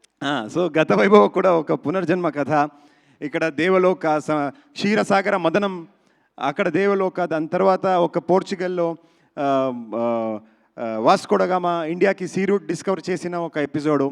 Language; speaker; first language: Telugu; non-native, learner; Kannada